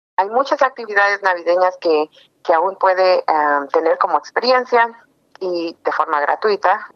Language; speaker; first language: Spanish; early bilingual, heritage; Spanish